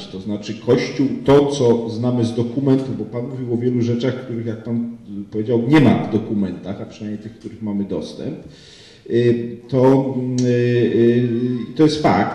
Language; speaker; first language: Polish; native; Polish